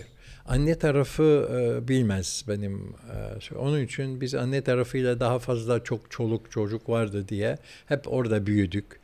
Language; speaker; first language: Turkish; early bilingual, heritage; Turkish